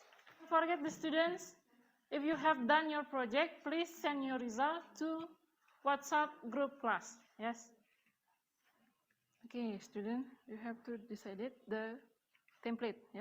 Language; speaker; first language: English; non-native, learner; Indonesian